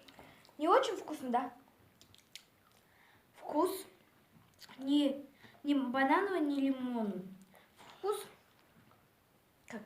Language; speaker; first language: Russian; non-native, local second language; Kazakh